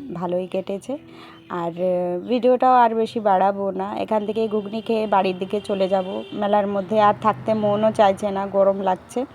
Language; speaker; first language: Bangla; non-native, local second language; Hindi